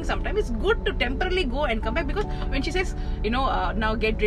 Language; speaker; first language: English; non-native, local second language; Tamil